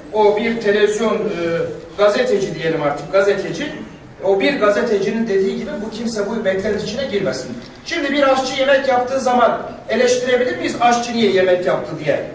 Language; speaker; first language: Turkish; non-native, local second language; Kurdish